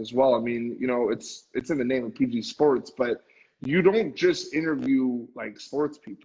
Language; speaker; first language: English; native; English